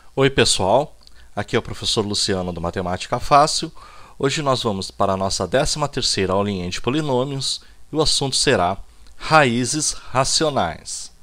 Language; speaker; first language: Portuguese; native; Portuguese